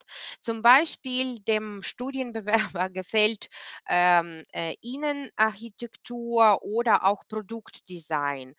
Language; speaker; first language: German; non-native, fluent; Ukrainian